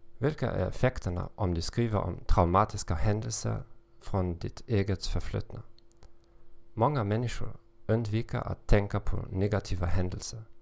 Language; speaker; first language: Swedish; non-native, learner; German